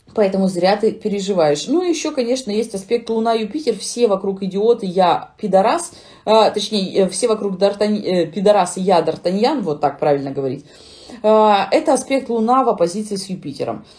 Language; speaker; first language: Russian; native; Russian